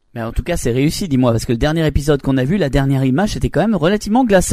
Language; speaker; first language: French; native; French